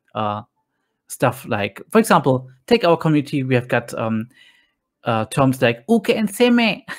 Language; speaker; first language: English; non-native, fluent; German